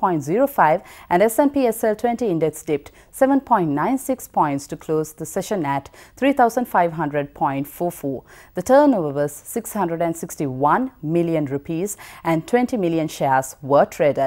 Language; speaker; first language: English; non-native, local second language; Sinhala